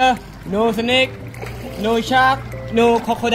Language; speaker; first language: English; non-native, learner; Thai